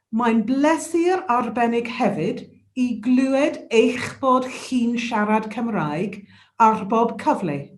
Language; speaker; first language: Welsh; non-native, local second language; English